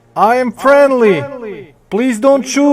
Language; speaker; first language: English; non-native, learner; French